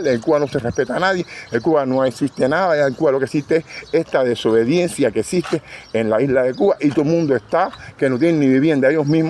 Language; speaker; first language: Spanish; native; Spanish